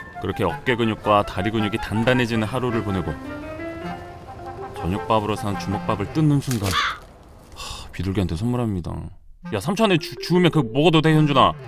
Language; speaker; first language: Korean; native; Korean